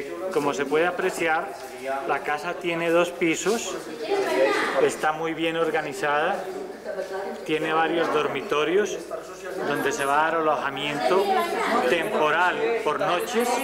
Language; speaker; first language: Spanish; native; Spanish